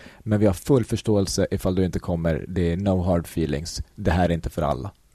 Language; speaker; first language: Swedish; early bilingual, other home language; Kurdish